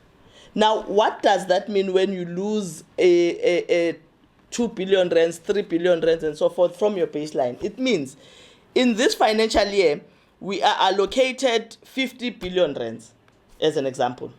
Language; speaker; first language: English; non-native, local second language; Zulu